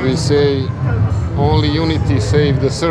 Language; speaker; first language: English; non-native, fluent; Serbian